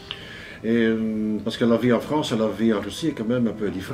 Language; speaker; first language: French; non-native, local second language; Dutch